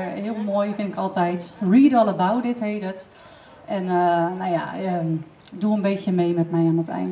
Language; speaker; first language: Dutch; native; Dutch